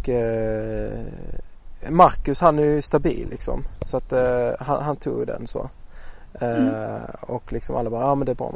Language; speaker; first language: Swedish; native; Swedish